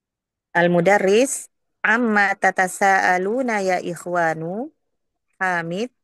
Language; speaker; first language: Arabic; non-native, learner; Indonesian